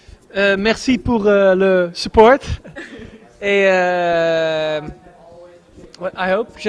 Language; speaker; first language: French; non-native, learner; Dutch